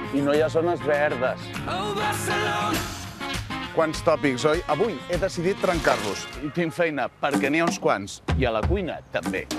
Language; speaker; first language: Catalan; native; Catalan